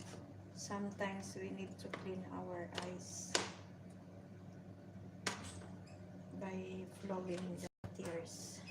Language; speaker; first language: English; non-native, learner; Bikol